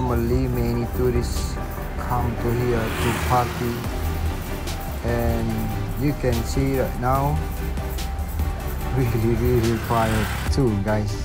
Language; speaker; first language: English; non-native, learner; Indonesian